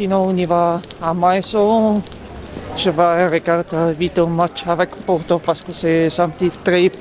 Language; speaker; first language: French; non-native, learner; Bulgarian